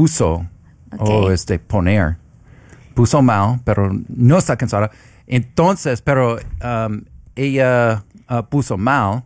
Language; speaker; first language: Spanish; non-native, learner; English